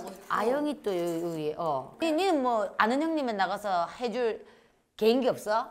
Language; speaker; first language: Korean; native; Korean